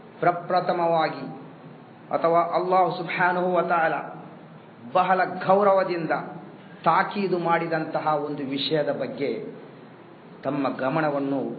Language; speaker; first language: Kannada; non-native, local second language; Malayalam